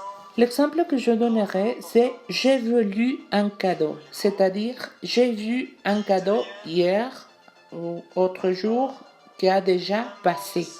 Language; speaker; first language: French; non-native, learner; Spanish